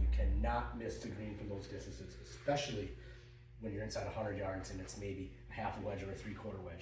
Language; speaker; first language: English; native; English